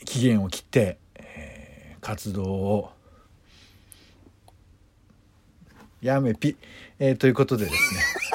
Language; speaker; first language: Japanese; native; Japanese